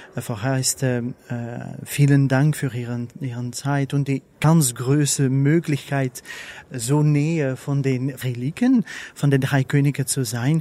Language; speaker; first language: German; non-native, learner; Dutch